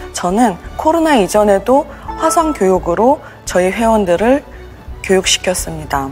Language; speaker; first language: Korean; non-native, fluent; Russian